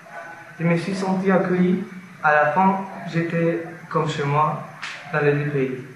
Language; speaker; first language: French; non-native, fluent; Spanish